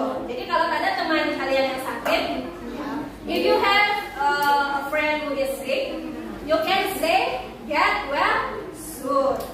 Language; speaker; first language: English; non-native, fluent; Indonesian